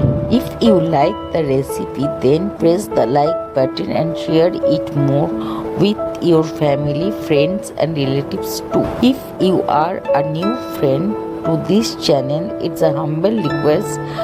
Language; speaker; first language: English; non-native, local second language; Bangla